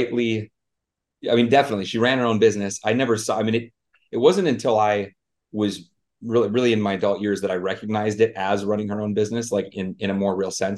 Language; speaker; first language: English; native; English